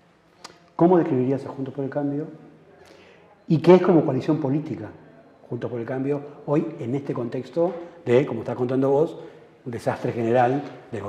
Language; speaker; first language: Spanish; native; Spanish